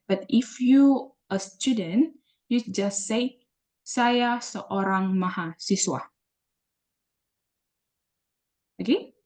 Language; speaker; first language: English; non-native, learner; Indonesian